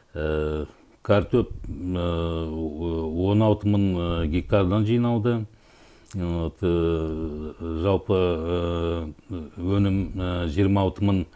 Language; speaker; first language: Kazakh; native; Kazakh